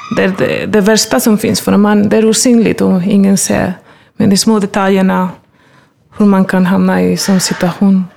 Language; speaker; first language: Swedish; non-native, fluent; Spanish